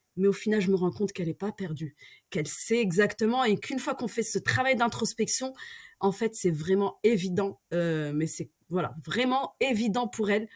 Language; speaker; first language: French; early bilingual, other home language; Arabic